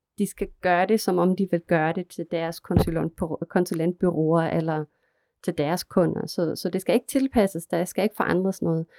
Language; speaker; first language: Danish; non-native, fluent; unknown